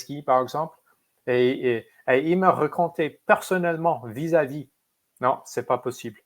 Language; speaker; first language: French; non-native, fluent; English